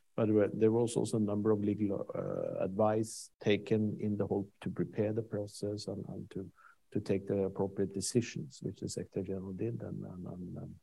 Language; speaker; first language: English; non-native, fluent; Norwegian